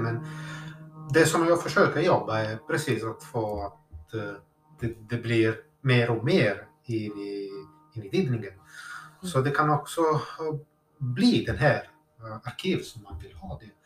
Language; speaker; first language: Swedish; non-native, fluent; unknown